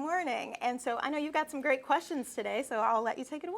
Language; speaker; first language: English; native; English